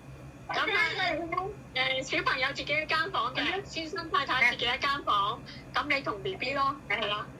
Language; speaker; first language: Chinese; non-native, learner; Indonesian